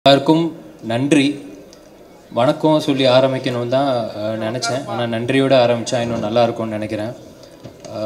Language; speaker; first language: Tamil; native; Tamil